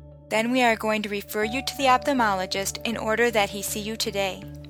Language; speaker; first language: English; native; English